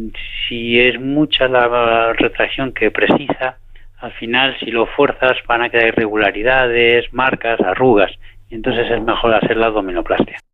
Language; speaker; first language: Spanish; native; Spanish